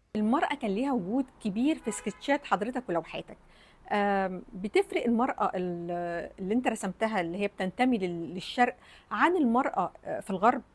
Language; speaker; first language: Egyptian Arabic; native; Egyptian Arabic